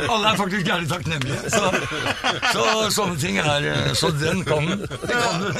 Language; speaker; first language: Norwegian; native; Norwegian